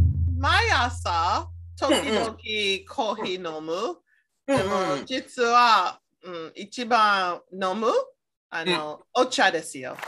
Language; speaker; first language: Japanese; non-native, learner; English